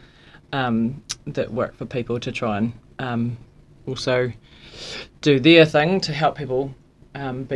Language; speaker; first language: English; native; English